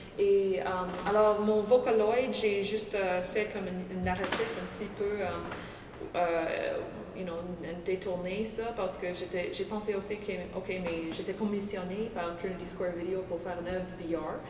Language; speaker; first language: French; non-native, local second language; English